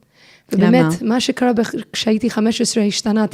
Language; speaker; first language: Hebrew; non-native, fluent; English